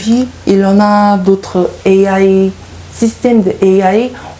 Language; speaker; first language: French; non-native, learner; Korean